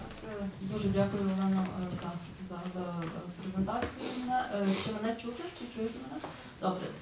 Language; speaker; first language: Ukrainian; native; Ukrainian